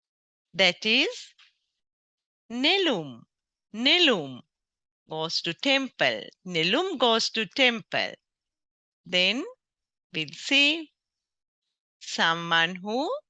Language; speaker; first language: English; non-native, local second language; Sinhala